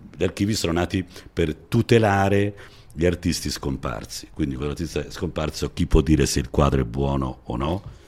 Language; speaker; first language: Italian; native; Italian